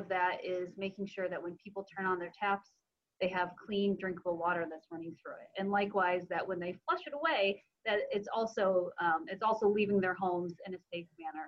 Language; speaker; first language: English; native; English